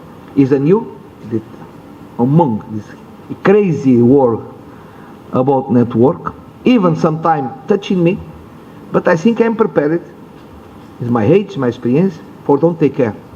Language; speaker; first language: English; non-native, learner; Portuguese